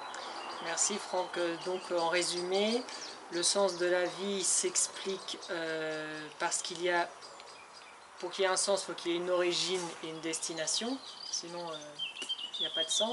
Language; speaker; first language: French; native; French